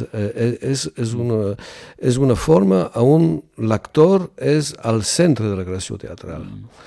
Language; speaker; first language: Catalan; non-native, local second language; French